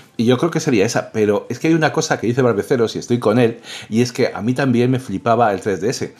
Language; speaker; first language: Spanish; native; Spanish